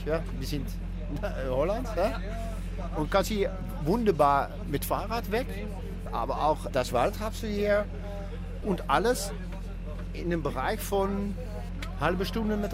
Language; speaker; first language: German; non-native, learner; Dutch